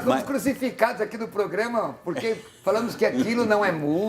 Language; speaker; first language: Portuguese; native; Portuguese